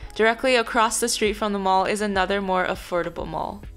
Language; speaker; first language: English; non-native, fluent; Chinese